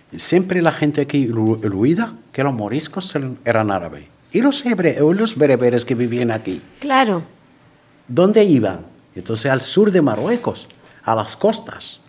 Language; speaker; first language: Spanish; non-native, fluent; Arabic